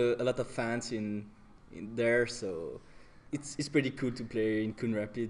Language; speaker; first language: English; non-native, learner; French